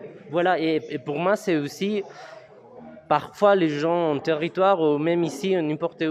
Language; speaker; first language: French; non-native, fluent; Spanish